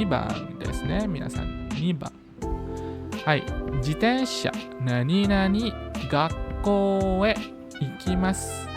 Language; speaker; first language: Japanese; non-native, fluent; Indonesian